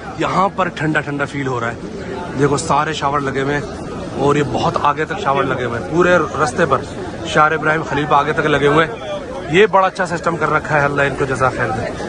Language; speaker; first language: Urdu; native; Urdu